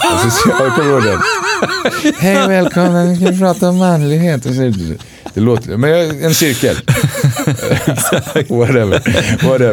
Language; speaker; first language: Swedish; native; Swedish